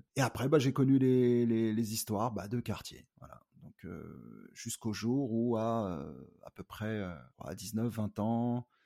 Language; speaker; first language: French; native; French